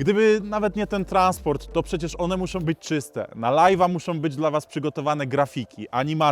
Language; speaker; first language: Polish; native; Polish